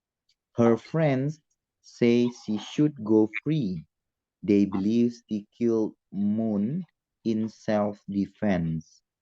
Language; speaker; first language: English; non-native, learner; Indonesian